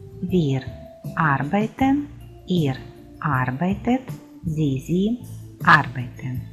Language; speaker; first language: German; non-native, fluent; Ukrainian